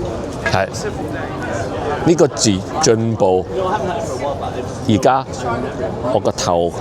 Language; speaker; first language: Cantonese; early bilingual, heritage; English